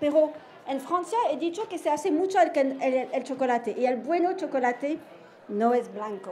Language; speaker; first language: Spanish; non-native, learner; French